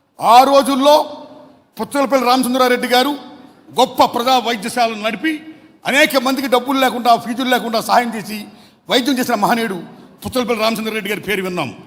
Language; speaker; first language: Telugu; native; Telugu